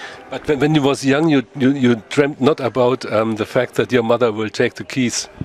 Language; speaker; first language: English; non-native, fluent; German